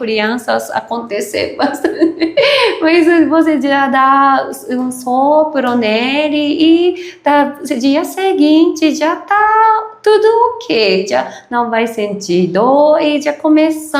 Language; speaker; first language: Portuguese; non-native, learner; Japanese